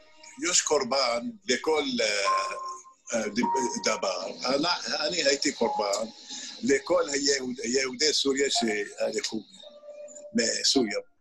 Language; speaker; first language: Hebrew; non-native, fluent; Arabic